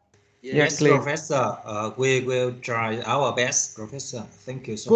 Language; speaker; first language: English; non-native, learner; Vietnamese